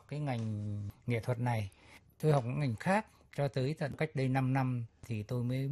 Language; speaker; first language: Vietnamese; native; Vietnamese